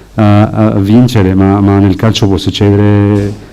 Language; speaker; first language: Italian; non-native, fluent; Albanian